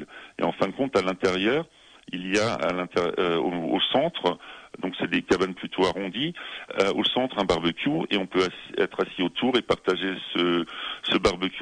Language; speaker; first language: French; native; French